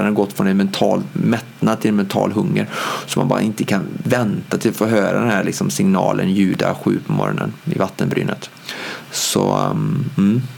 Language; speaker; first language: Swedish; native; Swedish